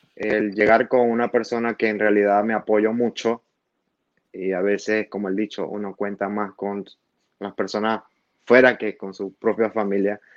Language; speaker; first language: Spanish; native; Spanish